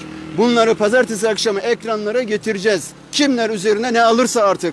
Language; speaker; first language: Turkish; native; Turkish